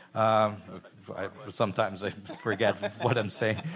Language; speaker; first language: English; non-native, fluent; Portuguese